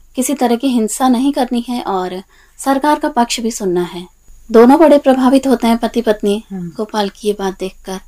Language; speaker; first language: Hindi; native; Hindi